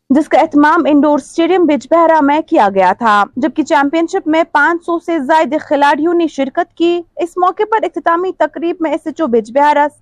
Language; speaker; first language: Urdu; non-native, local second language; Kashmiri